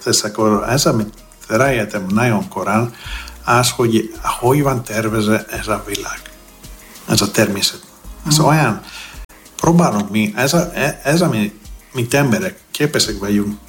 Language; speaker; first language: Hungarian; non-native, fluent; Greek